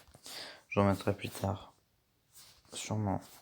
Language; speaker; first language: French; native; French